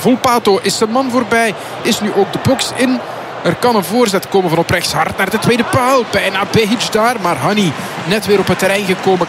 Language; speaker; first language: Dutch; native; Dutch